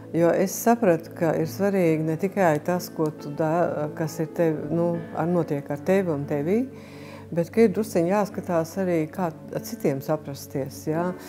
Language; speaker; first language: Latvian; native; Latvian